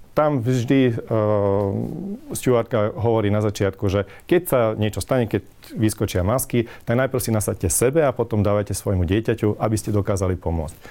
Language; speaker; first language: Slovak; non-native, local second language; Hungarian